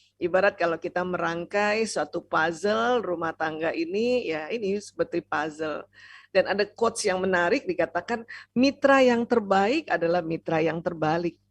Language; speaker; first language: Indonesian; native; Indonesian